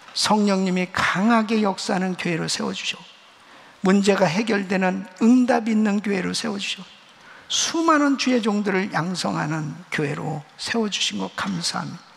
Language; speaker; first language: Korean; native; Korean